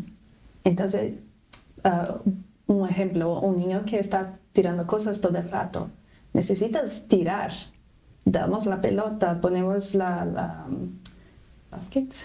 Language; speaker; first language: Spanish; non-native, fluent; Portuguese